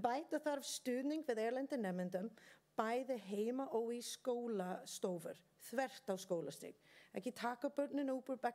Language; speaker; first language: Icelandic; non-native, learner; English